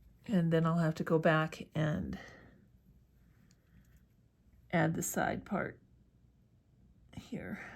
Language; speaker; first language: English; native; English